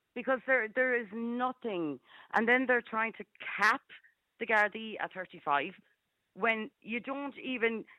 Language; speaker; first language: English; native; English